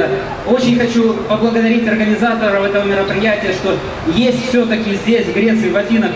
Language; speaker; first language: Russian; native; Russian